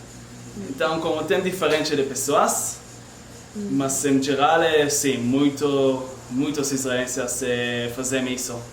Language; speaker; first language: Portuguese; non-native, learner; Hebrew